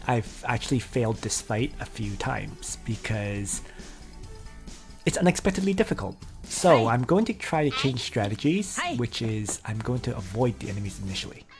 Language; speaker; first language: English; native; English